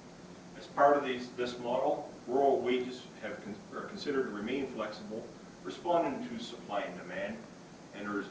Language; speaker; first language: English; native; English